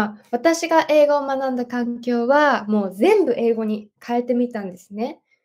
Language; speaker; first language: Japanese; native; Japanese